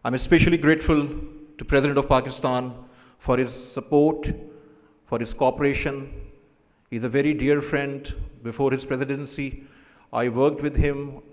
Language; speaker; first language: English; non-native, local second language; Urdu